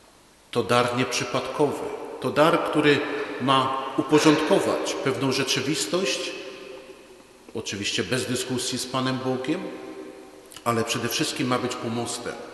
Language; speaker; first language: Polish; native; Polish